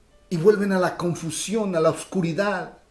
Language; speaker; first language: Spanish; native; Spanish